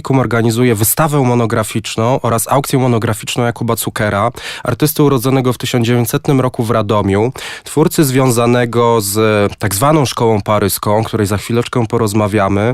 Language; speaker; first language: Polish; native; Polish